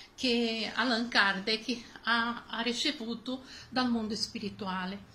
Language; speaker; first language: Italian; non-native, fluent; Portuguese